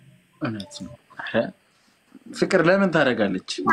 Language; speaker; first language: Amharic; native; Amharic